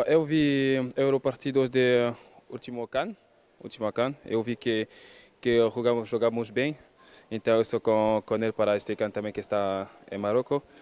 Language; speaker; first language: Portuguese; early bilingual, heritage; French